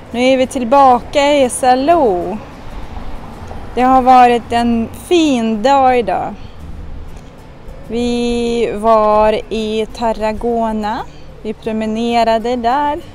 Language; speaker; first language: Swedish; non-native, fluent; Russian